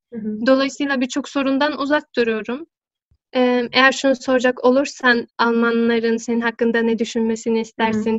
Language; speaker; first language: Turkish; early bilingual, heritage; Turkish